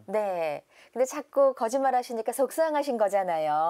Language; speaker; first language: Korean; native; Korean